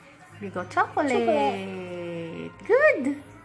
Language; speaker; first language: Korean; non-native, learner; Filipino